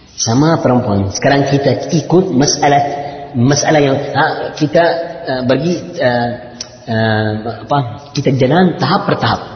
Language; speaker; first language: Indonesian; non-native, learner; Arabic